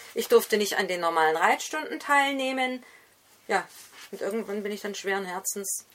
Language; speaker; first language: German; native; German